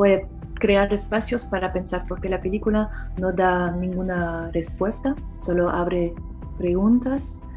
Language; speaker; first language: Spanish; non-native, fluent; French